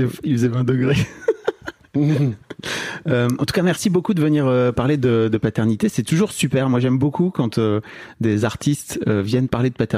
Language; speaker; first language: French; native; French